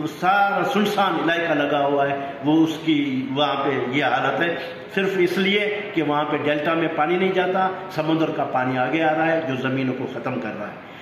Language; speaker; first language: Urdu; non-native, local second language; Sindhi